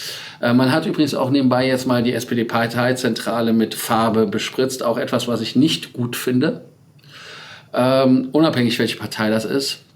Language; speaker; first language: German; native; German